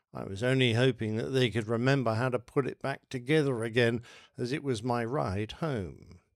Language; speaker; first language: English; native; English